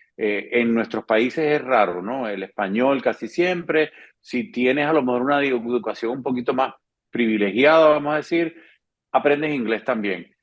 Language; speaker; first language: Spanish; native; Spanish